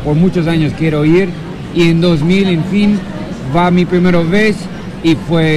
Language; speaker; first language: Spanish; non-native, learner; English